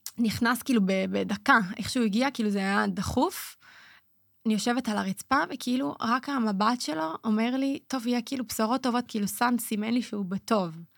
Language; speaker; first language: Hebrew; native; Hebrew